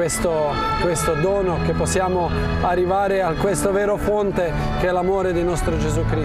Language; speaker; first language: Italian; non-native, fluent; Croatian